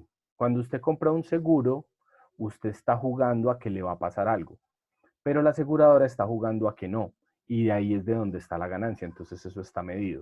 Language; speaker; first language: Spanish; native; Spanish